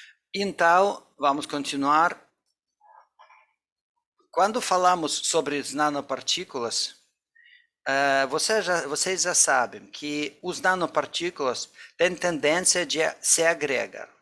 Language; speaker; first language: Portuguese; non-native, fluent; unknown